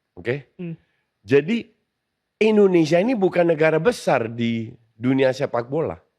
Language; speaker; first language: Indonesian; non-native, fluent; Dutch